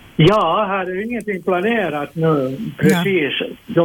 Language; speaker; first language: Swedish; native; Swedish